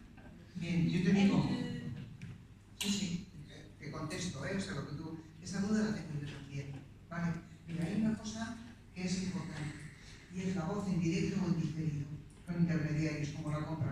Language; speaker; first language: Spanish; native; Spanish